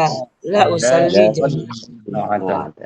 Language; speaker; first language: Arabic; non-native, learner; Indonesian